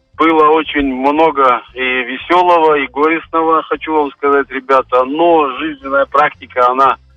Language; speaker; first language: Russian; native; Russian